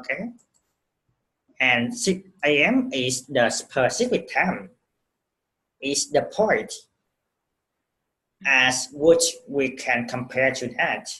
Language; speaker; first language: English; non-native, fluent; Vietnamese